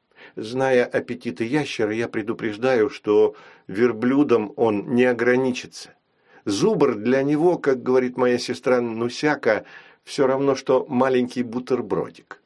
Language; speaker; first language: Russian; native; Russian